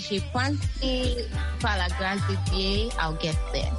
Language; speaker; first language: French; non-native, learner; Akan